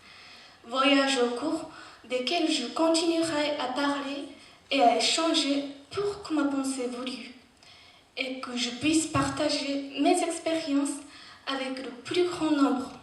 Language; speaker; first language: French; non-native, fluent; Japanese